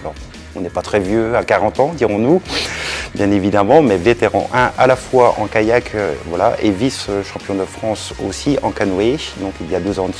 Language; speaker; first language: French; native; French